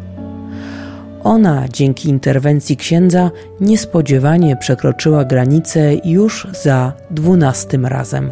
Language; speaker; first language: Polish; native; Polish